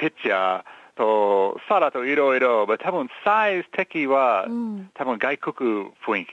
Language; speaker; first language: Japanese; non-native, learner; English